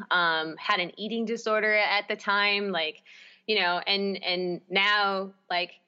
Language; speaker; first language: English; native; English